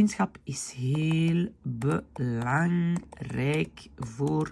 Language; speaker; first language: Dutch; non-native, fluent; French